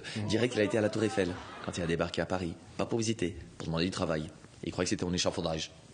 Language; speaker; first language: French; native; French